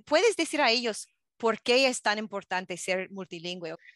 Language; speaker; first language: Spanish; non-native, learner; English